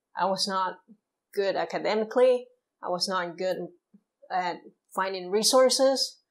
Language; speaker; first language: English; non-native, fluent; Spanish